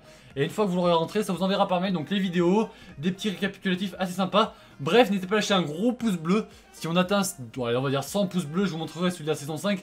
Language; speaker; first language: French; native; French